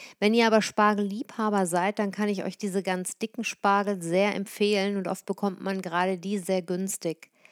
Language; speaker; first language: German; native; German